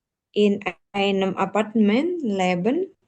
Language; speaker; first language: German; non-native, learner; Indonesian